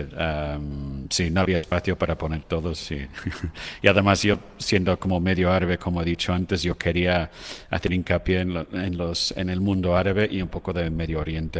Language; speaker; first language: Spanish; non-native, fluent; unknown